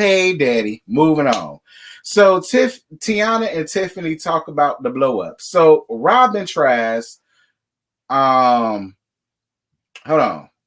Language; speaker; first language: English; native; English